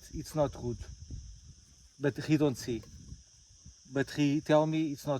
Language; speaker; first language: English; non-native, learner; Portuguese